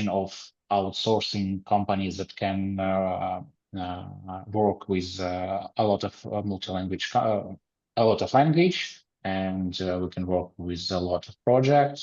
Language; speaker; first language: English; non-native, learner; Ukrainian